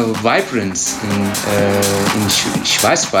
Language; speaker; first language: German; non-native, learner; Turkish